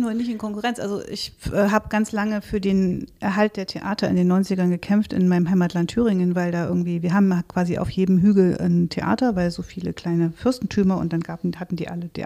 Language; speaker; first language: German; native; German